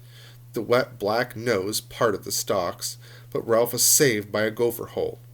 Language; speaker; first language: English; native; English